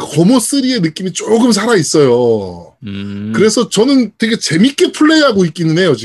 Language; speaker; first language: Korean; native; Korean